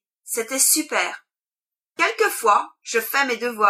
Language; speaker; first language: French; non-native, learner; English